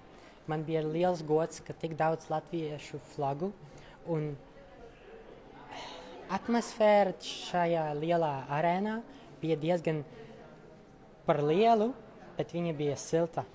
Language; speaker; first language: Latvian; non-native, local second language; Russian